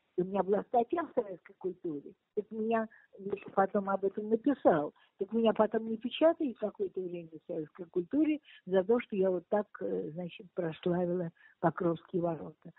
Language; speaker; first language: Russian; native; Russian